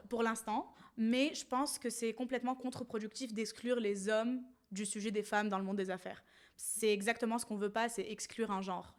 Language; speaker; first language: French; non-native, local second language; Arabic